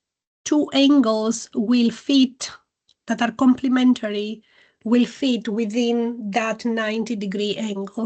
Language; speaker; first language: English; non-native, fluent; Greek